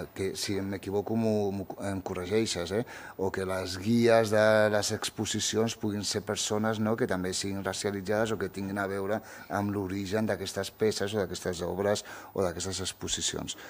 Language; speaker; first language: Catalan; early bilingual, other home language; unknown